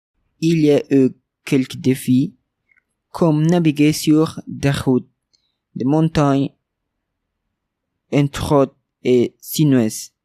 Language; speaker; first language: French; non-native, learner; Spanish